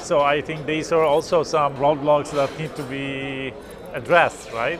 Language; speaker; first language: English; non-native, fluent; Polish